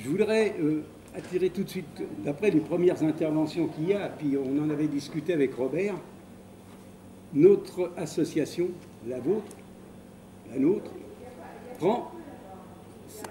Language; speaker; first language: French; native; French